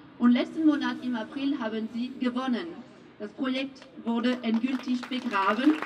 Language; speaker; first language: German; non-native, fluent; French